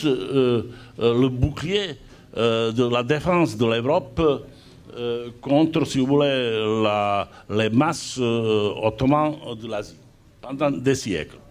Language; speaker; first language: French; non-native, fluent; Serbian